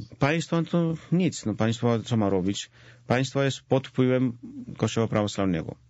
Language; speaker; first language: Polish; non-native, fluent; Georgian